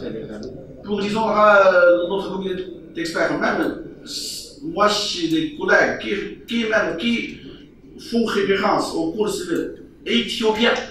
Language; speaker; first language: French; non-native, fluent; Chinese